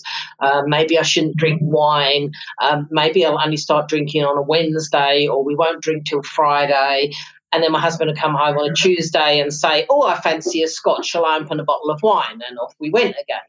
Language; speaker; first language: English; native; English